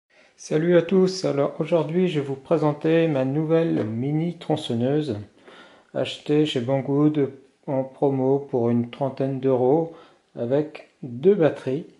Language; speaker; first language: French; native; French